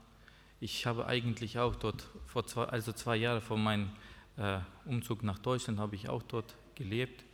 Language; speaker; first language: German; non-native, learner; Russian